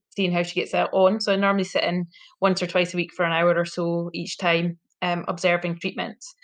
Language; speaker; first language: English; native; English